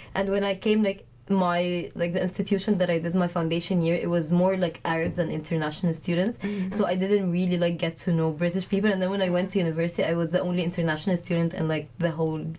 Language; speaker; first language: English; non-native, fluent; Arabic